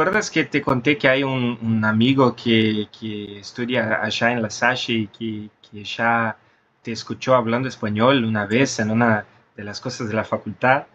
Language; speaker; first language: Spanish; non-native, fluent; Portuguese